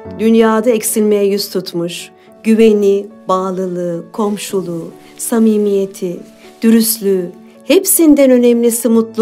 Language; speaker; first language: Turkish; native; Turkish